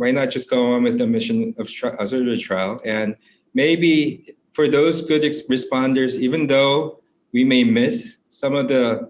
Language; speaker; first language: English; non-native, fluent; Korean